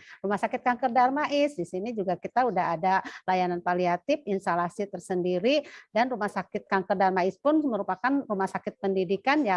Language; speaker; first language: Indonesian; native; Indonesian